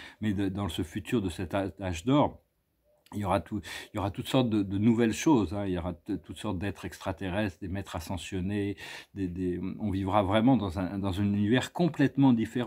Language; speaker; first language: French; native; French